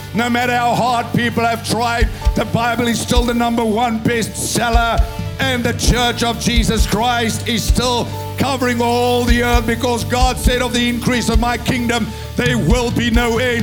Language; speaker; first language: English; non-native, local second language; Afrikaans